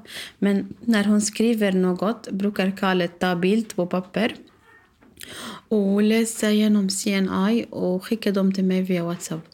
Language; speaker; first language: Swedish; non-native, learner; Arabic